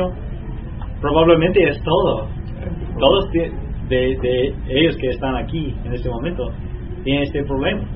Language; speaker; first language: Spanish; non-native, learner; English